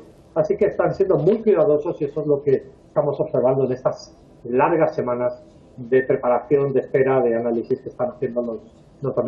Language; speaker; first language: Spanish; native; Spanish